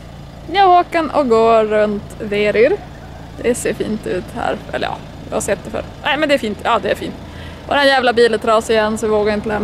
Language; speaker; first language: Swedish; native; Swedish